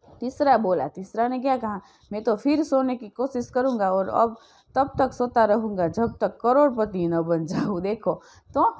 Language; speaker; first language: Hindi; non-native, local second language; Gujarati